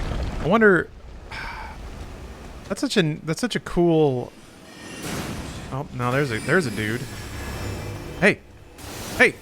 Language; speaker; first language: English; native; English